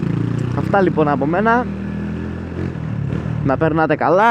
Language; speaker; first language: Greek; native; Greek